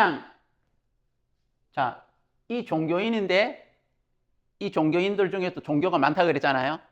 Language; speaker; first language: Korean; native; Korean